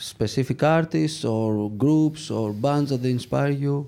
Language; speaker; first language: English; non-native, fluent; Greek